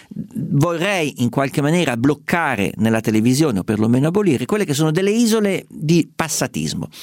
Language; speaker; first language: Italian; native; Italian